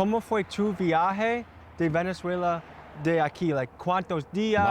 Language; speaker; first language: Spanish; non-native, learner; English